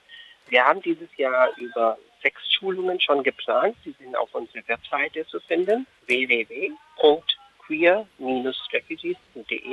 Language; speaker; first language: German; non-native, fluent; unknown